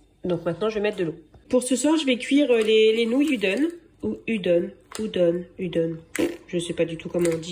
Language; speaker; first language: French; native; French